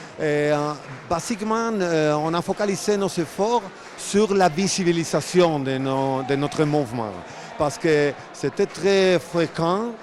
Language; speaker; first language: French; non-native, fluent; Spanish